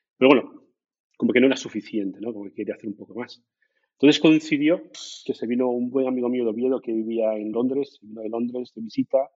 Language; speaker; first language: Spanish; native; Spanish